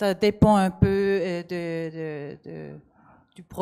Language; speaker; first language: French; non-native, learner; German